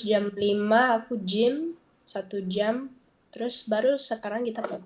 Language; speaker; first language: Indonesian; early bilingual, heritage; Dutch